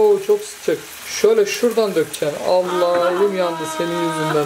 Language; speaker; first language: Turkish; native; Turkish